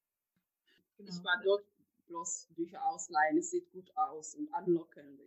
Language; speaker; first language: German; non-native, fluent; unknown